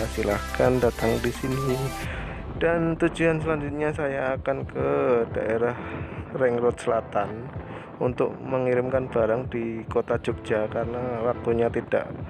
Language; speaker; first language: Indonesian; non-native, local second language; Javanese